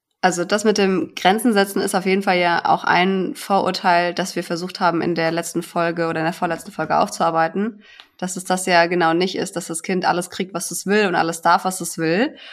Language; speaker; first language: German; native; German